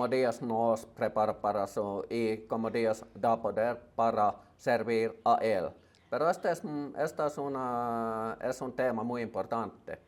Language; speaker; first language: Spanish; non-native, learner; Finnish